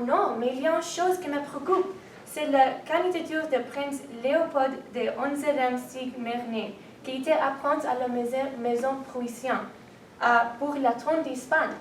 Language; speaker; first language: French; non-native, learner; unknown